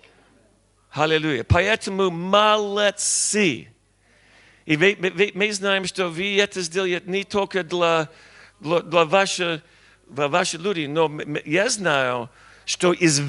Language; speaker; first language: Russian; non-native, learner; English